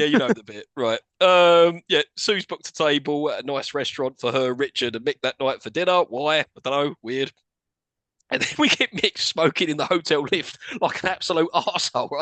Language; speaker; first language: English; native; English